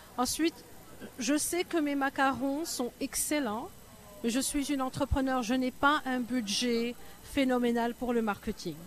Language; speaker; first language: French; non-native, local second language; Arabic